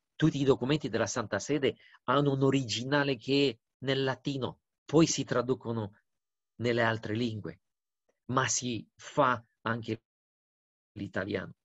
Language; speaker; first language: Italian; non-native, fluent; Romanian